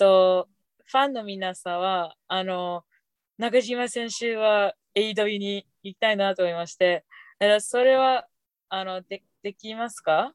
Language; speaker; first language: Japanese; non-native, fluent; English